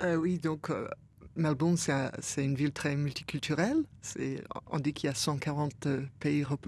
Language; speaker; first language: French; non-native, fluent; English